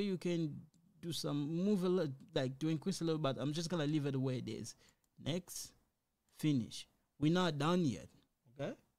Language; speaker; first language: English; non-native, fluent; Lingala